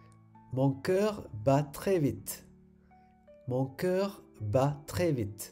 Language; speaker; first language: French; non-native, fluent; Sinhala